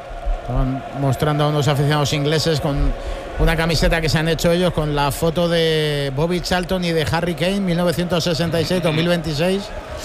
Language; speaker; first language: Spanish; native; Spanish